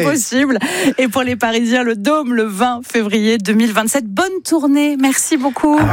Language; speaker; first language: French; native; French